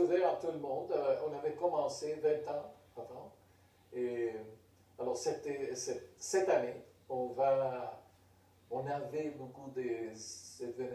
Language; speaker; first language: French; non-native, fluent; Spanish